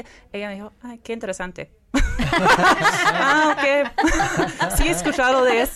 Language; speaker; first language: Spanish; non-native, fluent; English